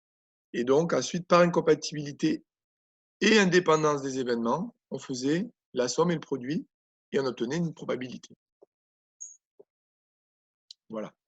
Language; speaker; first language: French; native; French